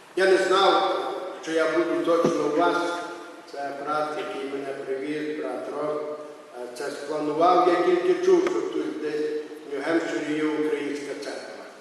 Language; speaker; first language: Ukrainian; native; Ukrainian